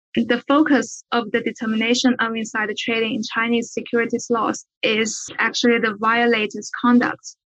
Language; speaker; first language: English; non-native, fluent; Chinese